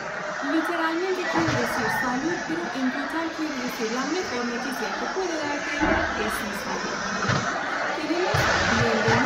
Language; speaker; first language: Spanish; non-native, fluent; Persian